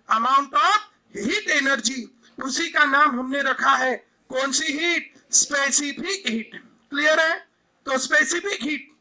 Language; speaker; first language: Hindi; non-native, local second language; Marathi